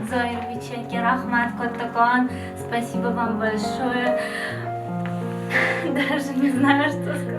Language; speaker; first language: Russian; non-native, local second language; Uzbek